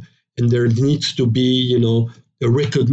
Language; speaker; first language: English; non-native, fluent; French